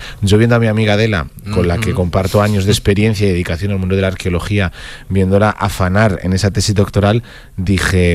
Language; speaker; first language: Spanish; native; Spanish